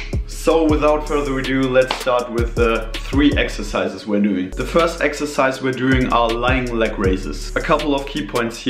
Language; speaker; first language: English; non-native, fluent; German